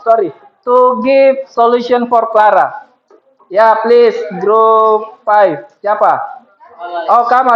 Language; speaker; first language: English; non-native, fluent; Indonesian